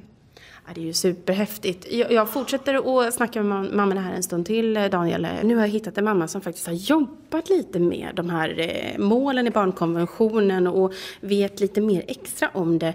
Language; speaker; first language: Swedish; native; Swedish